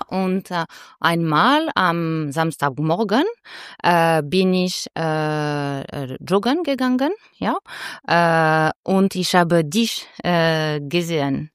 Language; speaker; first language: German; non-native, learner; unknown